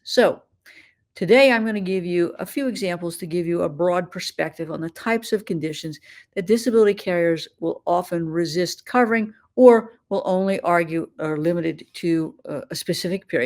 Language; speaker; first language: English; native; English